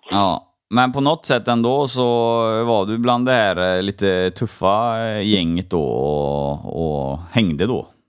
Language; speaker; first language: Swedish; native; Swedish